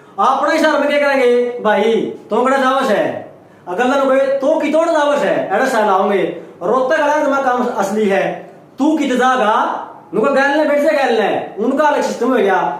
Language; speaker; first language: Hindi; native; Hindi